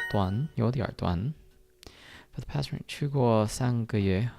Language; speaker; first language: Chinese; non-native, learner; English